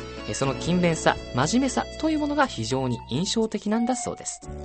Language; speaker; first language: Japanese; native; Japanese